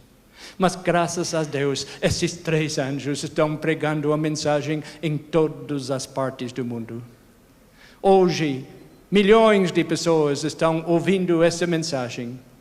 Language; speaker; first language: Portuguese; non-native, fluent; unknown